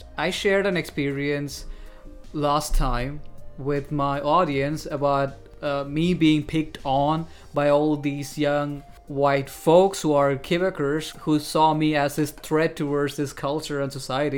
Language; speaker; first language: English; non-native, local second language; Malayalam